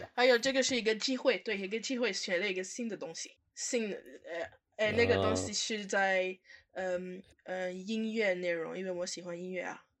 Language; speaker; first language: Chinese; non-native, learner; French